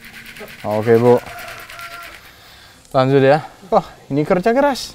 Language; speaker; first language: Indonesian; non-native, learner; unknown